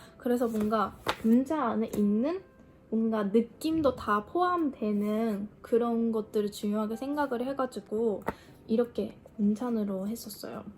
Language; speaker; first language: Korean; non-native, fluent; Japanese